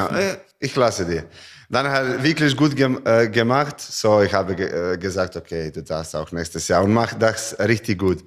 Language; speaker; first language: German; non-native, learner; Serbian